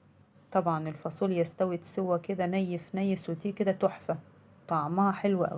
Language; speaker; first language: Arabic; native; Arabic